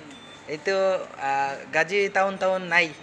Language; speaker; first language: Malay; non-native, learner; Bangla